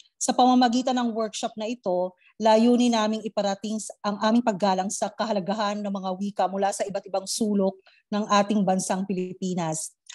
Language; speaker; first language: Filipino; non-native, local second language; Cebuano